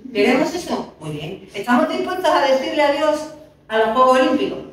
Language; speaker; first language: Spanish; native; Spanish